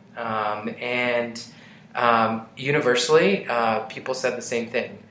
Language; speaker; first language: English; native; English